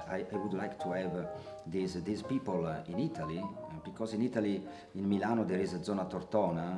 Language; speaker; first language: English; non-native, learner; Italian